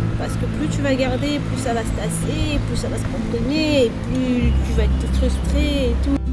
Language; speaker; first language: French; early bilingual, other home language; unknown